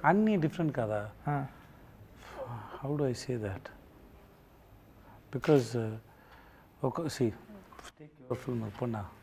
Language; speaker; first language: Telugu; non-native, learner; Tamil